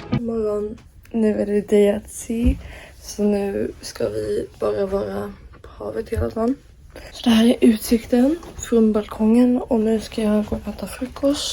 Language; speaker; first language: Swedish; early bilingual, heritage; Swedish